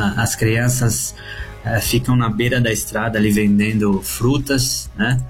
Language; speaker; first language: Portuguese; native; Portuguese